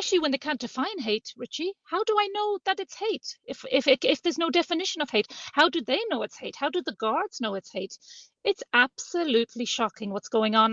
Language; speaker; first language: English; native; English